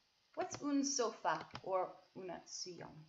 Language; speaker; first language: Spanish; non-native, learner; English